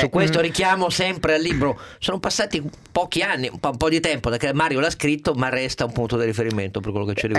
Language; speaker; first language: Italian; native; Italian